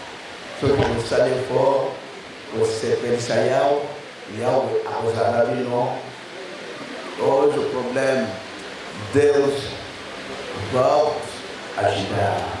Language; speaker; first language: Portuguese; non-native, learner; Lingala